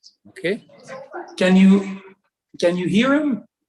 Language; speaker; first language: English; non-native, fluent; Dutch